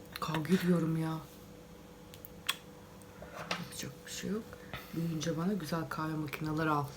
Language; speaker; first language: Turkish; native; Turkish